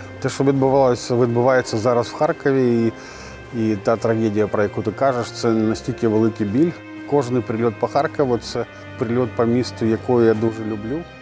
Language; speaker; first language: Ukrainian; non-native, local second language; Russian